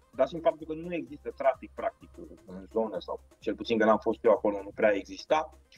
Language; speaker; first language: Romanian; native; Romanian